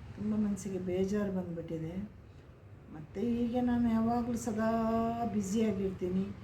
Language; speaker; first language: Kannada; non-native, local second language; Malayalam